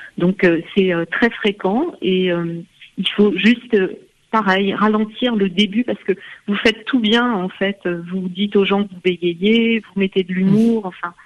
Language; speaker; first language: French; native; French